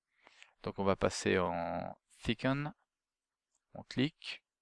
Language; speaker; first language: French; native; French